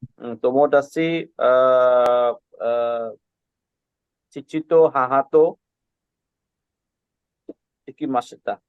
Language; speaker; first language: Japanese; non-native, learner; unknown